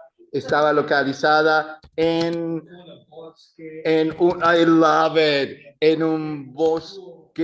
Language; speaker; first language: Spanish; non-native, fluent; English